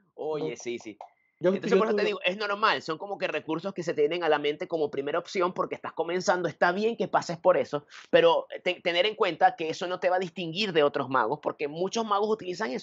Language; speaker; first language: Spanish; native; Spanish